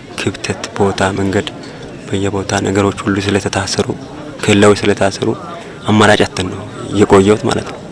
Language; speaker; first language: Amharic; non-native, local second language; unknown